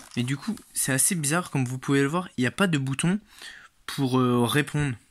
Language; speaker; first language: French; native; French